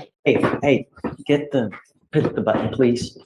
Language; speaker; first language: English; native; English